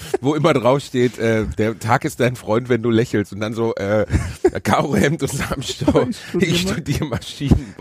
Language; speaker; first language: German; native; German